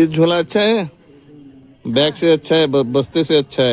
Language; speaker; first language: Hindi; non-native, local second language; Marathi